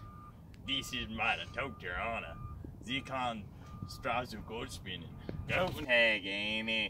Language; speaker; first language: German; non-native, learner; English